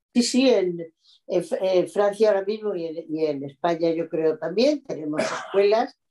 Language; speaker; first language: Spanish; native; Spanish